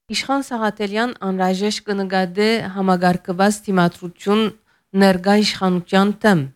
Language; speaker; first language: Armenian; early bilingual, heritage; Armenian